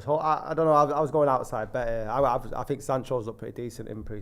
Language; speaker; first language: English; native; English